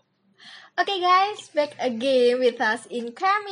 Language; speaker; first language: English; non-native, learner; Indonesian